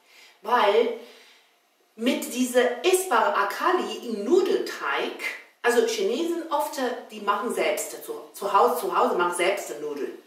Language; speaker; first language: German; non-native, learner; Chinese